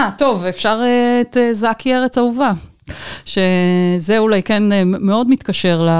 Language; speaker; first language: Hebrew; native; Hebrew